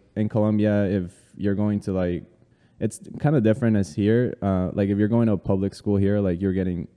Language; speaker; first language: English; early bilingual, other home language; Spanish